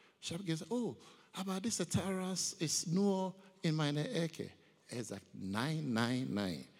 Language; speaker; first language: German; non-native, learner; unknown